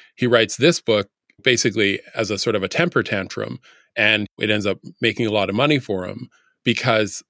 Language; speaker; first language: English; native; English